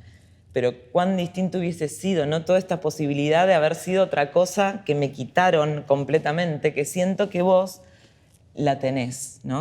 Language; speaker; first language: Spanish; native; Spanish